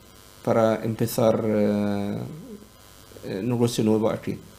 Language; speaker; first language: Spanish; non-native, learner; Arabic